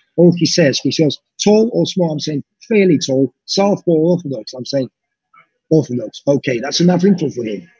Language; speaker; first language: English; non-native, fluent; Russian